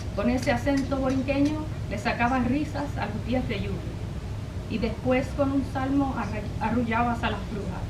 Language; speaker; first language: Spanish; early bilingual, heritage; Spanish